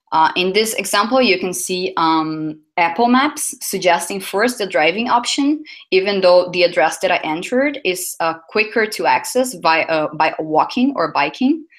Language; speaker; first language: English; non-native, fluent; Portuguese